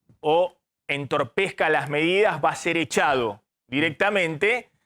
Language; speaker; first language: Spanish; native; Spanish